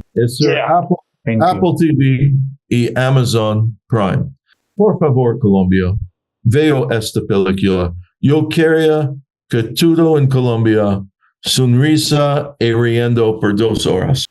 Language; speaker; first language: Spanish; non-native, learner; English